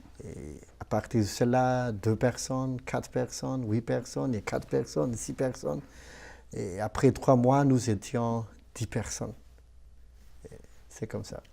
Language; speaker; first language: French; non-native, local second language; Malagasy